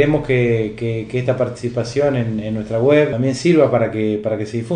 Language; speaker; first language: Spanish; native; Spanish